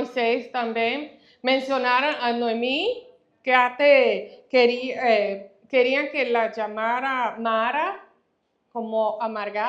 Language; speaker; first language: Portuguese; non-native, fluent; Spanish